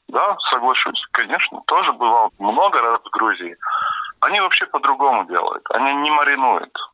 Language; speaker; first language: Russian; non-native, local second language; Latvian